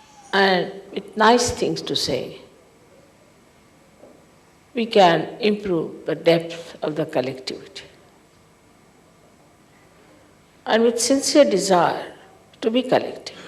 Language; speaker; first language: English; non-native, local second language; Hindi